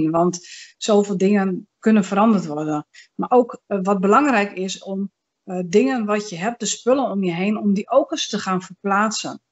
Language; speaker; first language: Dutch; native; Dutch